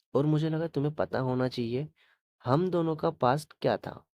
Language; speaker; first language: Hindi; non-native, local second language; Marathi